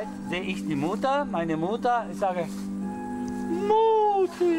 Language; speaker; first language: German; non-native, learner; Italian